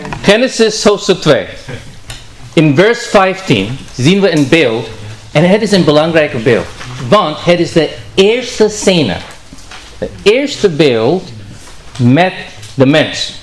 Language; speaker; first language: Dutch; non-native, learner; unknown